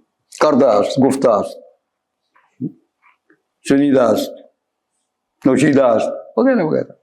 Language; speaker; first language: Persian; non-native, fluent; Urdu